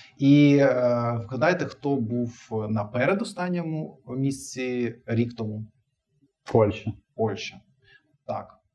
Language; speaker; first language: Ukrainian; non-native, local second language; Russian